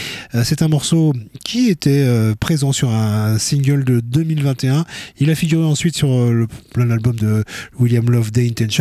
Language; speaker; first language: French; native; French